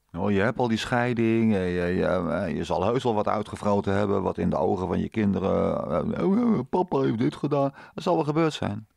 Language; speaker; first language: Dutch; native; Dutch